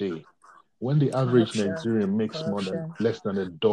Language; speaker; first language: English; non-native, local second language; Yoruba